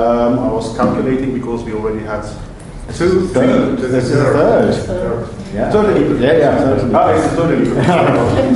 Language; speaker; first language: English; non-native, fluent; Dutch